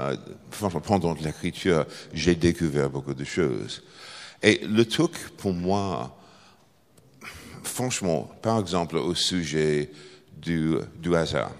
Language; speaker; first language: French; non-native, fluent; English